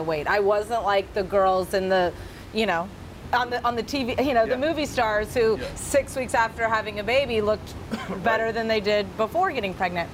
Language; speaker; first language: English; native; English